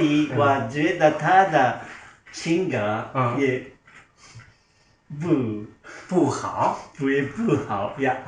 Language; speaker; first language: Chinese; non-native, learner; Japanese